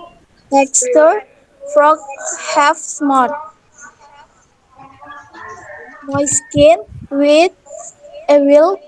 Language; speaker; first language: English; non-native, learner; Indonesian